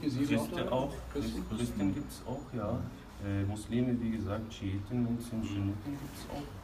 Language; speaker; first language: German; non-native, fluent; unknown